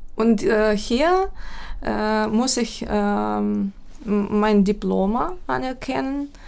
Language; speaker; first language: German; non-native, fluent; Ukrainian